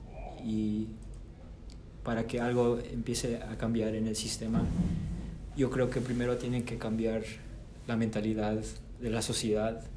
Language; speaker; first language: Spanish; early bilingual, heritage; Spanish